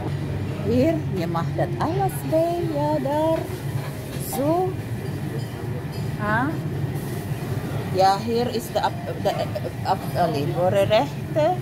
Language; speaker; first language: Dutch; non-native, learner; Filipino